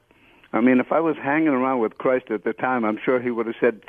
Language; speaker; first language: English; native; English